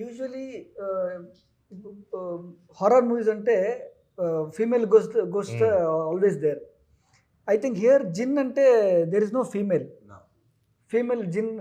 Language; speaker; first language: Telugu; non-native, learner; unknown